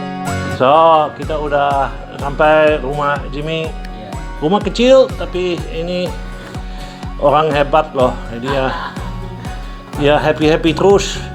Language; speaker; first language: Indonesian; non-native, fluent; Dutch